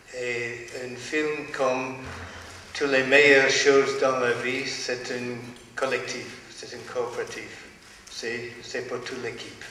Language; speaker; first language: French; non-native, learner; English